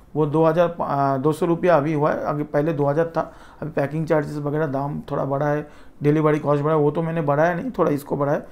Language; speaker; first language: Hindi; non-native, local second language; Bangla